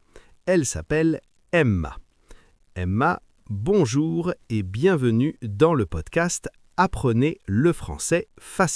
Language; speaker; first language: French; native; French